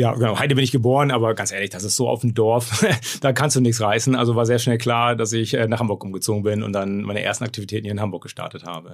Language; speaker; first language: German; native; German